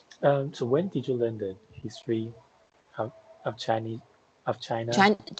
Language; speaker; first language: English; non-native, fluent; Chinese